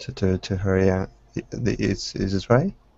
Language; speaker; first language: English; non-native, fluent; Russian